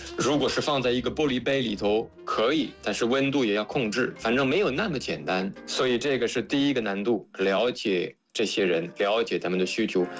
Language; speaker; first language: Chinese; non-native, fluent; French